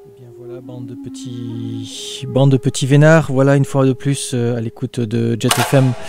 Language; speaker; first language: French; native; French